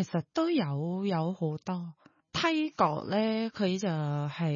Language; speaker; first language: Cantonese; non-native, learner; Thai